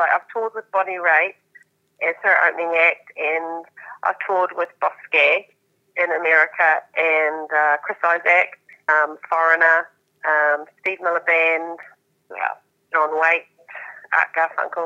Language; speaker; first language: English; native; English